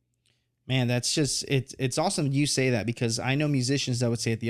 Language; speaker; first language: English; native; English